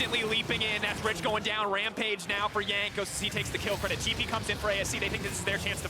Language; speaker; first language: English; native; English